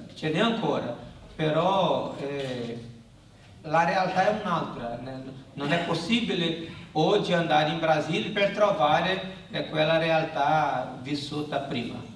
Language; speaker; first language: Italian; non-native, learner; Portuguese